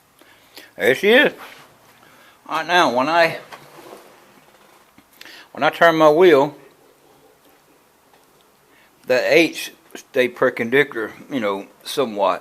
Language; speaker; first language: English; native; English